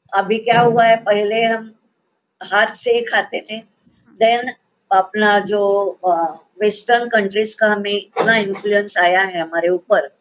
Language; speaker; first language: Hindi; non-native, local second language; Marathi